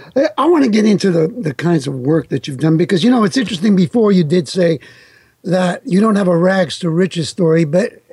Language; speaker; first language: English; early bilingual, other home language; Italian